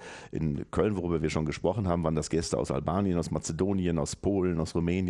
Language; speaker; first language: German; native; German